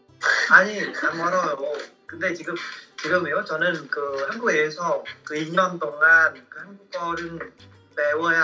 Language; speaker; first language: Korean; non-native, learner; Vietnamese